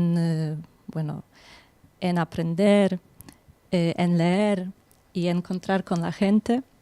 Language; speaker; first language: Spanish; non-native, fluent; Polish